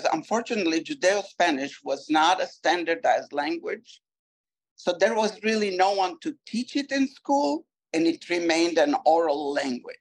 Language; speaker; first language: English; non-native, fluent; Turkish